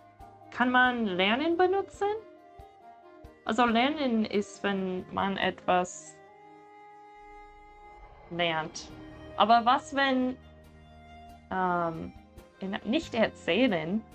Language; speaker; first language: German; non-native, learner; English